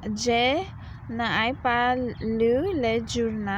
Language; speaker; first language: French; non-native, learner; English